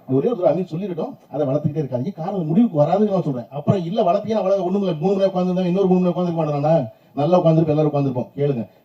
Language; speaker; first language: Tamil; native; Tamil